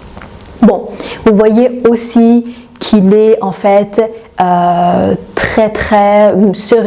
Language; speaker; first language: French; non-native, fluent; Persian